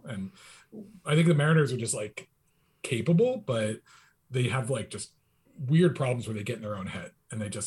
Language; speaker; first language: English; native; English